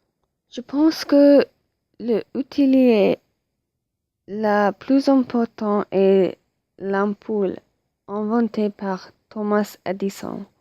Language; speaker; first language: French; non-native, learner; English